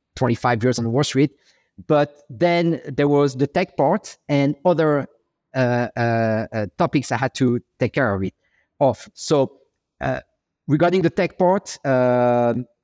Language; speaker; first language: English; non-native, fluent; French